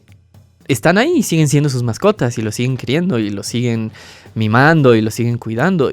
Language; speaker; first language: Spanish; native; Spanish